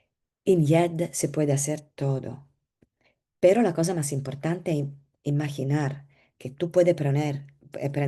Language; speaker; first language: Spanish; non-native, learner; Italian